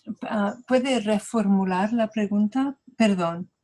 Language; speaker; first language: Spanish; non-native, fluent; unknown